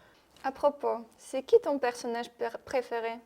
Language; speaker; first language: French; non-native, fluent; Polish